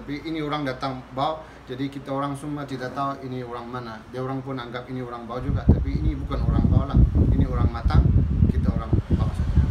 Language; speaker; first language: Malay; non-native, learner; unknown